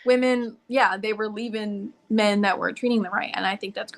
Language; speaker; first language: English; native; English